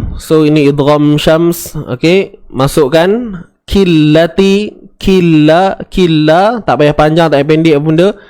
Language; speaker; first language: Malay; native; Malay